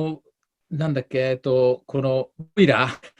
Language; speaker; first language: Japanese; native; Japanese